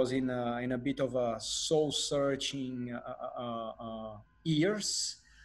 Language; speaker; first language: English; non-native, fluent; Portuguese